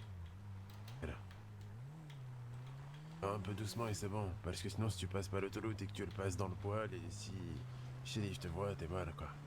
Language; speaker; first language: French; native; French